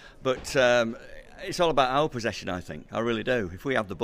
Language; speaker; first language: English; native; English